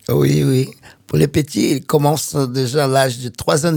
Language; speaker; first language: French; non-native, fluent; Portuguese